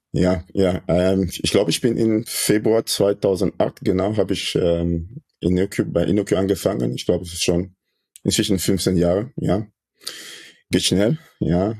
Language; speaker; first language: German; non-native, fluent; French